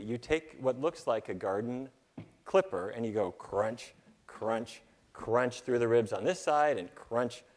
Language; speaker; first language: English; native; English